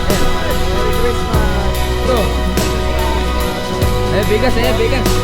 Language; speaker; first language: Filipino; native; Filipino